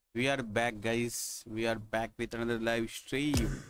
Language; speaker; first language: Hindi; native; Hindi